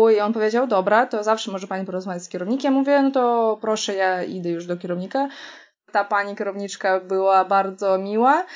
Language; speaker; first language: Polish; non-native, fluent; Russian